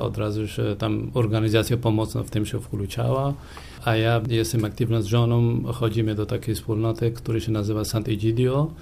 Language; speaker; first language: Polish; non-native, fluent; Persian